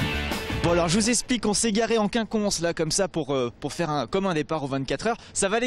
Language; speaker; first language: French; native; French